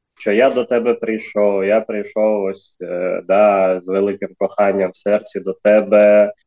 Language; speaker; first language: Ukrainian; non-native, local second language; Crimean Tatar